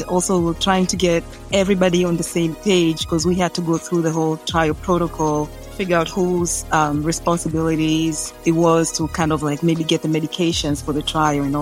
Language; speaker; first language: English; non-native, local second language; Swahili